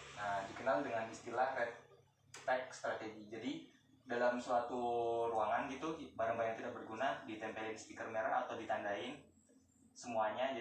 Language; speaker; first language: Indonesian; native; Indonesian